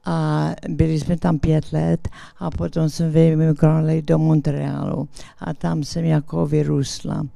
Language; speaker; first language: Czech; early bilingual, heritage; English